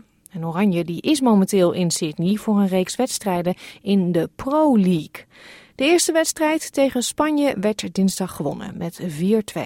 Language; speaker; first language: Dutch; native; Dutch